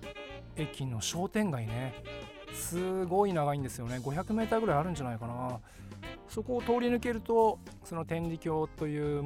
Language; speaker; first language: Japanese; native; Japanese